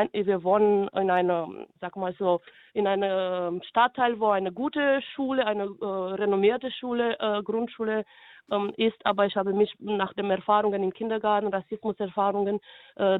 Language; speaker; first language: German; non-native, fluent; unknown